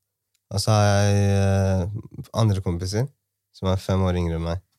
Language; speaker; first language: Norwegian; early bilingual, other home language; Somali